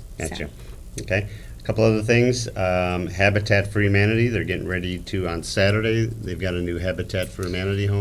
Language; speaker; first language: English; native; English